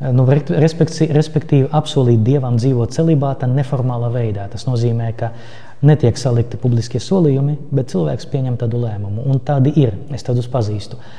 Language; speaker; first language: Latvian; non-native, local second language; Russian